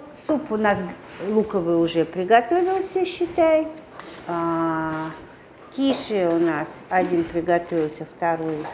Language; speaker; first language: Russian; native; Russian